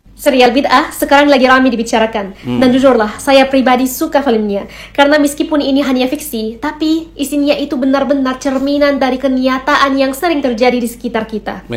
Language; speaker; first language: Indonesian; non-native, fluent; Arabic